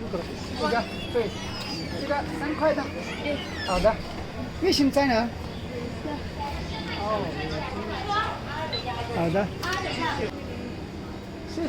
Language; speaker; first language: Chinese; non-native, learner; Hindi